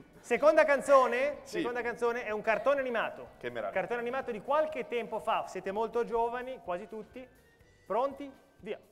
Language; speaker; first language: Italian; native; Italian